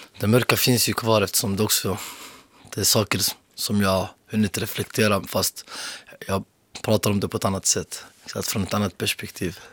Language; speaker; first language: Swedish; early bilingual, other home language; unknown